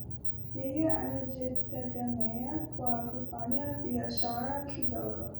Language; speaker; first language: Swahili; non-native, learner; English